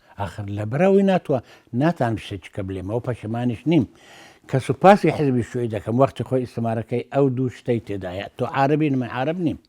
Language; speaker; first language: Central Kurdish; non-native, local second language; Azerbaijani